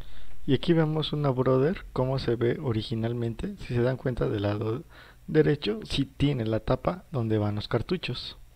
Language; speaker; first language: Spanish; native; Spanish